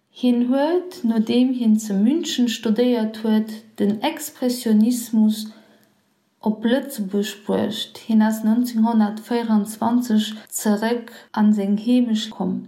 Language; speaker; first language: Luxembourgish; non-native, fluent; Polish